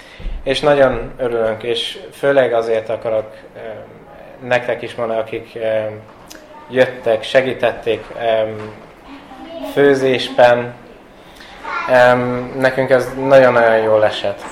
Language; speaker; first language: Hungarian; early bilingual, heritage; Hungarian